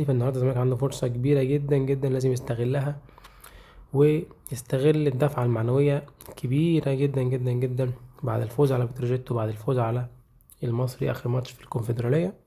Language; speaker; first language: Arabic; native; Arabic